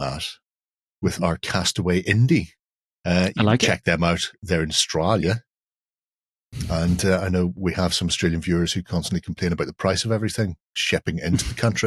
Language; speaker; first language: English; native; English